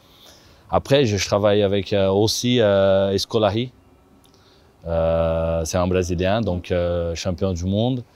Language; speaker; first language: French; non-native, fluent; Portuguese